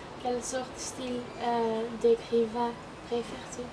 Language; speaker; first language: French; non-native, learner; Dutch